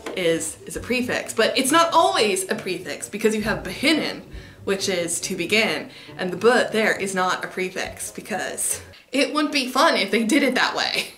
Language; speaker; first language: English; native; English